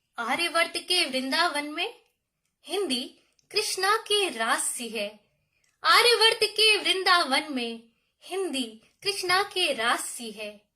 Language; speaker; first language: Hindi; native; Hindi